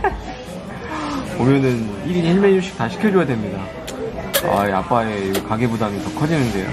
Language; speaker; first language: Korean; native; Korean